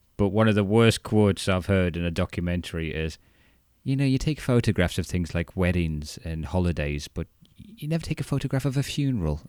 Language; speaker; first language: English; native; English